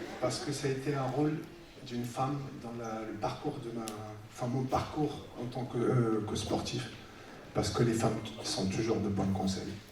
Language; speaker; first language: French; early bilingual, other home language; Tachelhit